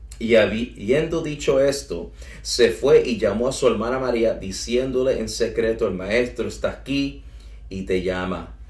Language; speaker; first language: Spanish; early bilingual, heritage; English